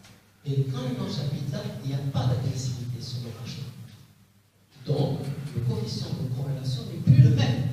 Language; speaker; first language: French; non-native, local second language; Arabic